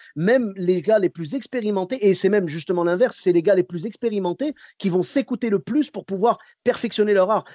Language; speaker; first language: French; early bilingual, other home language; Arabic